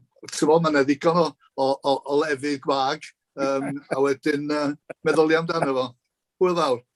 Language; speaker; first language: Welsh; native; Welsh